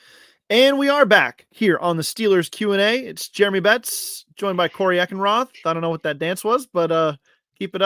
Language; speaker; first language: English; native; English